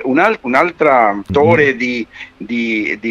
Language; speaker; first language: Italian; non-native, fluent; Spanish